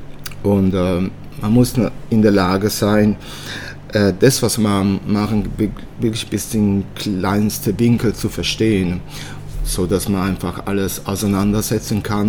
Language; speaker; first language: German; early bilingual, other home language; Italian